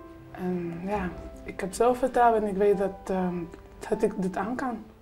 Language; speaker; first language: Dutch; early bilingual, other home language; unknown